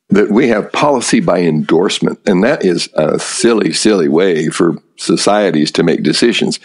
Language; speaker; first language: English; native; English